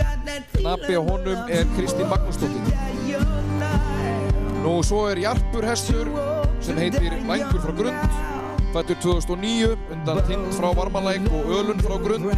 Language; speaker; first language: Icelandic; native; Icelandic